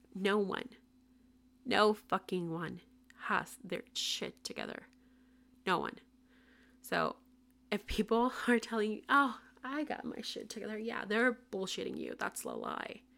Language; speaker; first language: English; non-native, fluent; Spanish